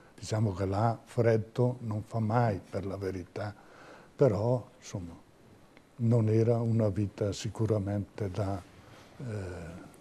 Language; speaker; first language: Italian; native; Italian